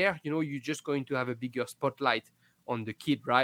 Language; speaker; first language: English; non-native, fluent; French